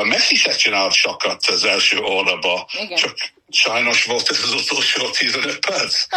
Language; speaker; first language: Hungarian; non-native, fluent; English